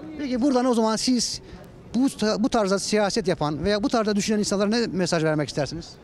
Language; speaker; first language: Turkish; native; Turkish